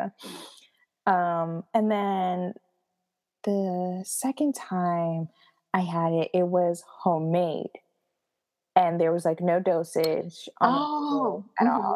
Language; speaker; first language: English; non-native, fluent; Haitian Creole